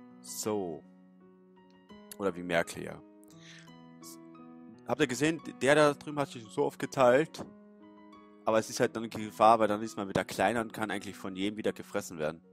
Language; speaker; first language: German; native; German